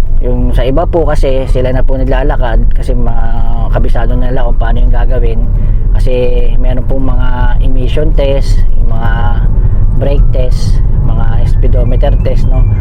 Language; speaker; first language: Filipino; native; Filipino